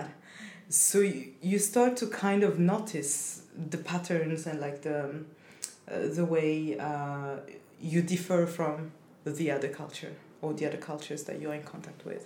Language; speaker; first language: English; non-native, fluent; Rundi